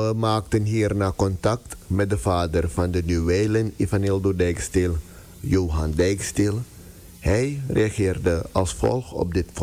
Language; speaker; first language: Dutch; native; Dutch